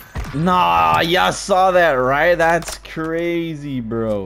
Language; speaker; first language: English; native; English